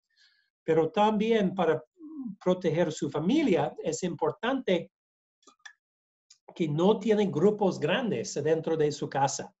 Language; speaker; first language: Spanish; non-native, learner; English